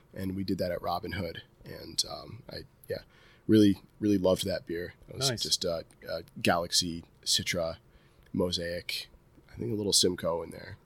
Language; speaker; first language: English; native; English